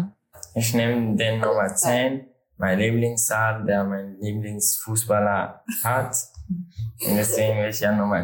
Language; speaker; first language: German; non-native, learner; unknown